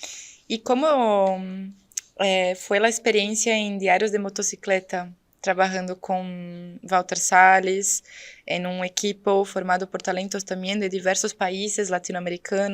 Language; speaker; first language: Spanish; non-native, fluent; Portuguese